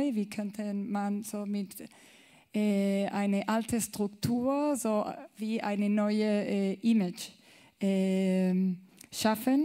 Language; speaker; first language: German; non-native, learner; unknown